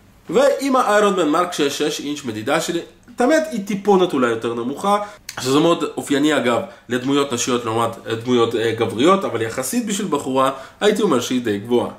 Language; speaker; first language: Hebrew; native; Hebrew